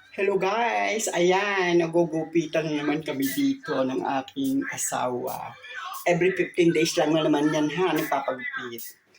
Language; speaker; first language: Filipino; native; Filipino